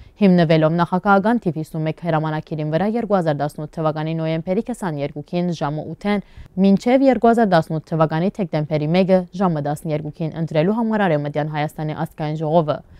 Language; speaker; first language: Armenian; early bilingual, heritage; Armenian